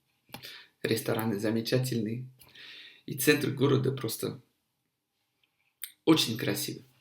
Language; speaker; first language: Russian; non-native, fluent; French